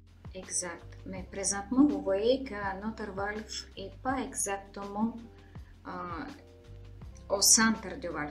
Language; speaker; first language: French; non-native, fluent; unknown